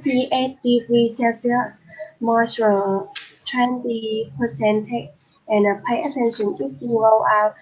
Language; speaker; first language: English; non-native, learner; Vietnamese